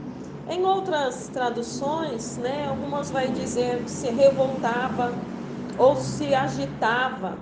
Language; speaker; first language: Portuguese; native; Portuguese